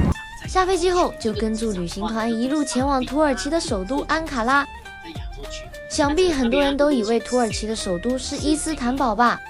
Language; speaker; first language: Chinese; native; Chinese